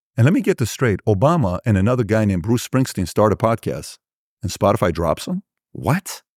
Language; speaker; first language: English; early bilingual, other home language; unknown